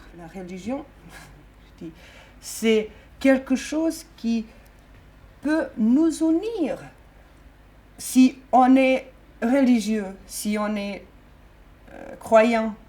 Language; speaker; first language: French; non-native, fluent; Bosnian